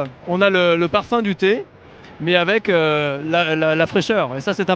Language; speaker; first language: French; native; French